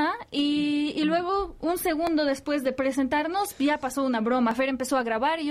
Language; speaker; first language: Spanish; non-native, fluent; Polish